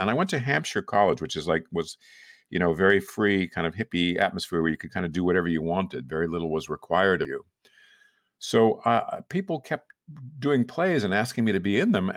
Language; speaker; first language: English; native; English